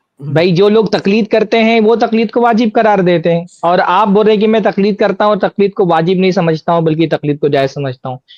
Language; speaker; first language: Urdu; native; Urdu